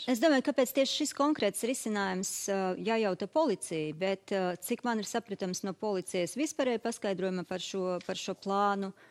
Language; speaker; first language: Latvian; native; Latvian